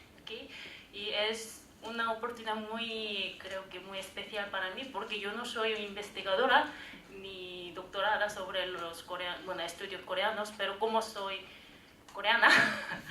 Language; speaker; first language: Spanish; non-native, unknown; Korean